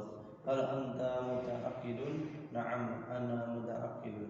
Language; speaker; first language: Arabic; non-native, learner; Indonesian